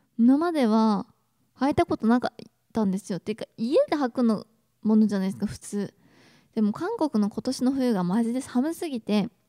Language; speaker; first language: Japanese; native; Japanese